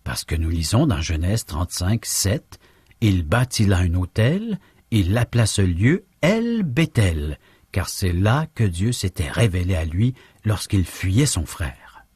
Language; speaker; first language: French; native; French